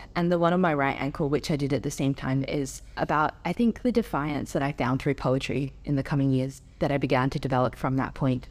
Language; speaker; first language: English; native; English